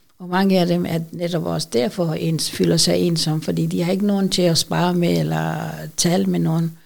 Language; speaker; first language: Danish; non-native, fluent; Urdu